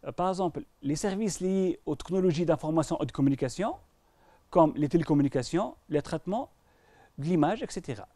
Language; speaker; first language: French; non-native, local second language; Arabic